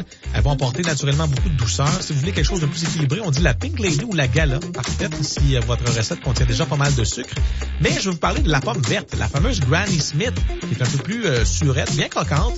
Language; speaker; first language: French; native; French